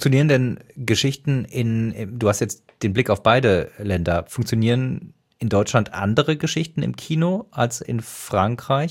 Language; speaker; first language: German; native; German